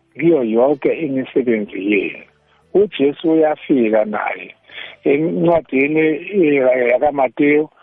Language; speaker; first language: Zulu; non-native, local second language; South Ndebele